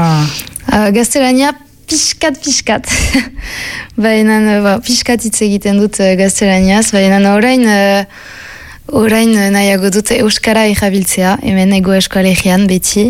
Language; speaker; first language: Basque; non-native, local second language; French